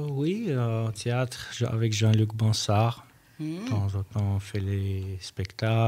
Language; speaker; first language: French; non-native, learner; Armenian